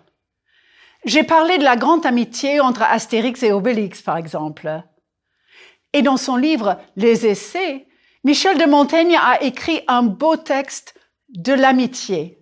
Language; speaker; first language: French; non-native, fluent; English